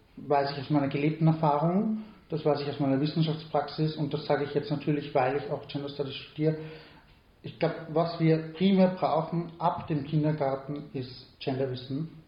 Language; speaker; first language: German; native; German